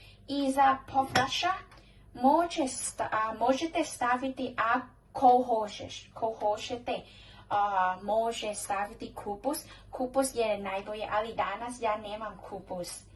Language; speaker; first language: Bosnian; non-native, learner; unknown